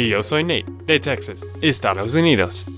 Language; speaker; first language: Spanish; non-native, fluent; English